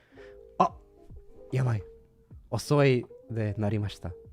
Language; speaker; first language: Japanese; non-native, learner; English